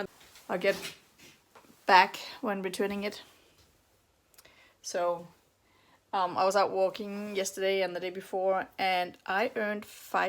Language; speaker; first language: English; non-native, fluent; Danish